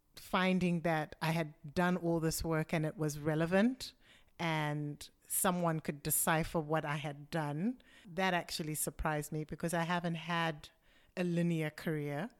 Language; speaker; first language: English; non-native, local second language; Shona